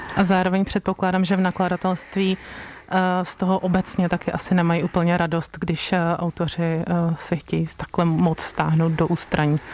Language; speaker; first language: Czech; native; Czech